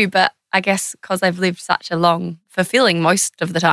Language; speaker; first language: English; native; English